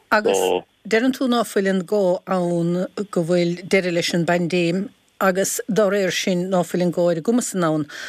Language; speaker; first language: Irish; native; Irish